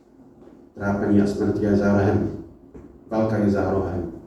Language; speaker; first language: Czech; non-native, fluent; English